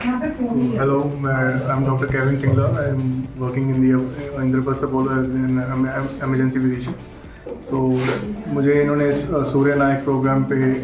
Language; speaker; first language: Hindi; native; Hindi